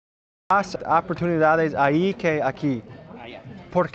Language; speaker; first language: Spanish; non-native, learner; English